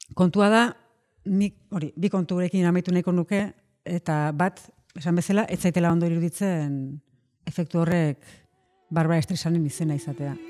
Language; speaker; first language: Basque; native; Basque